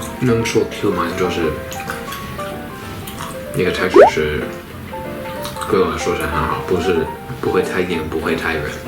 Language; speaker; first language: Chinese; non-native, fluent; English